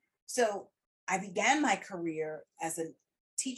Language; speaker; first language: English; early bilingual, other home language; Spanish